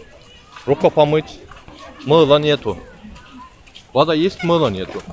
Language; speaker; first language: Russian; non-native, learner; Turkish